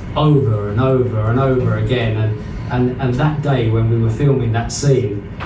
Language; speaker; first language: English; native; English